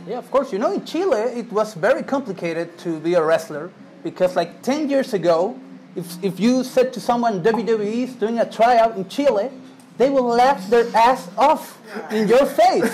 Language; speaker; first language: English; native; English